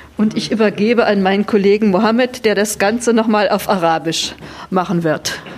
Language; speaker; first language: German; native; German